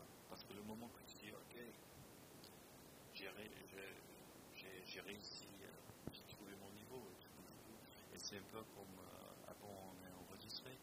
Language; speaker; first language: French; non-native, fluent; English